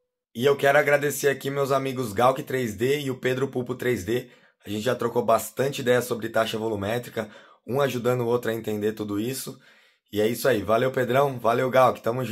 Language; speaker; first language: Portuguese; native; Portuguese